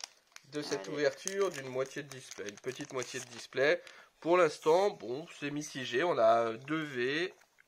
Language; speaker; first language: French; native; French